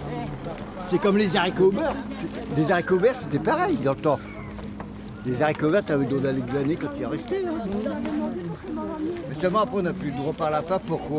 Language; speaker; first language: French; native; French